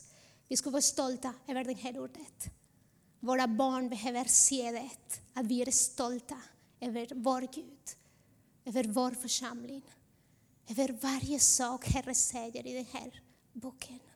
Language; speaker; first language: Swedish; non-native, fluent; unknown